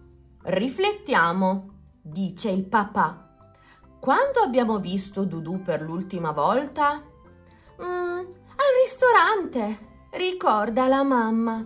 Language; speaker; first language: Italian; native; Italian